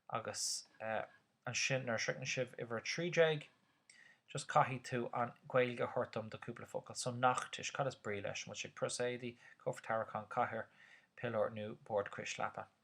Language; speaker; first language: Irish; non-native, local second language; English